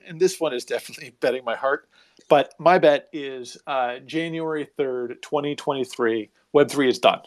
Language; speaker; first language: English; native; English